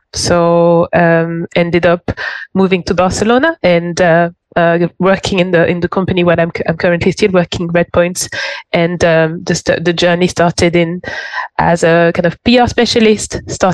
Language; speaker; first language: English; non-native, fluent; French